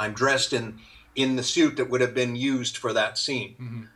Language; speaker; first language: English; native; English